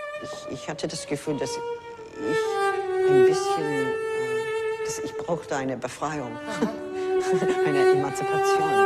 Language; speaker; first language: German; non-native, fluent; English